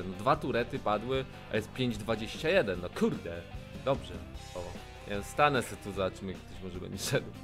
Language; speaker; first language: Polish; native; Polish